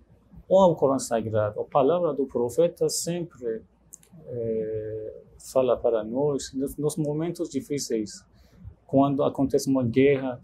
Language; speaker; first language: Portuguese; non-native, learner; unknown